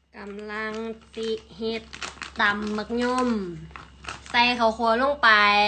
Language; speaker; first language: Thai; native; Thai